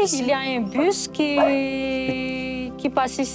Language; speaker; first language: French; non-native, local second language; Malagasy